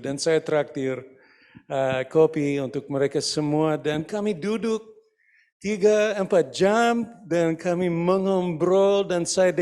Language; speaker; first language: Indonesian; non-native, fluent; English